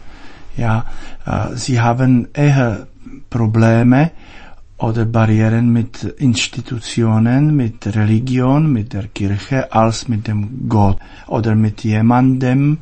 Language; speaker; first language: German; non-native, fluent; Czech